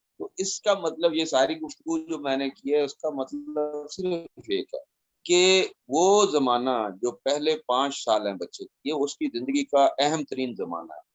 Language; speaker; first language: Urdu; non-native, local second language; Saraiki